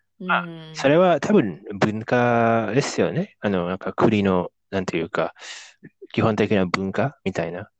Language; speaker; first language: Japanese; non-native, fluent; Indonesian